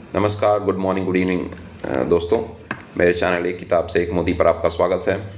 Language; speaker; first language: Hindi; native; Hindi